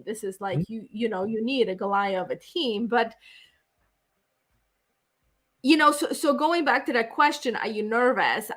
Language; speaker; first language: English; native; English